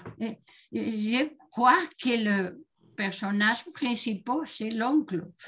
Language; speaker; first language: French; non-native, fluent; Spanish